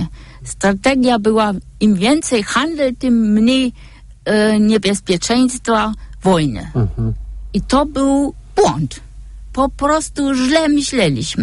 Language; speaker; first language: Polish; non-native, fluent; German